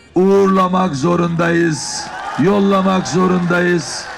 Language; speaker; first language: Turkish; native; Turkish